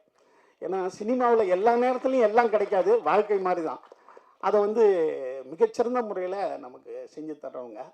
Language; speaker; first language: Tamil; native; Tamil